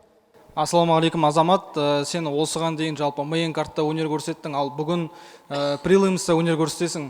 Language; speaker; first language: Kazakh; native; Kazakh